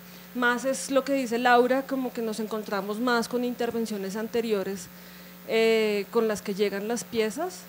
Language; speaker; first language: Spanish; native; Spanish